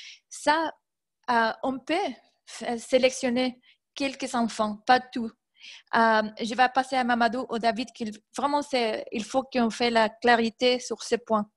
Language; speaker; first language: French; non-native, fluent; Spanish